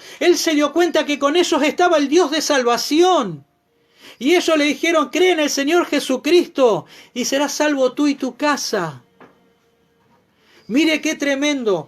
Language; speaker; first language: Spanish; native; Spanish